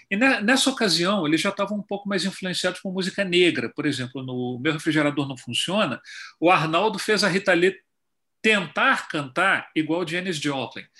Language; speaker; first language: Portuguese; native; Portuguese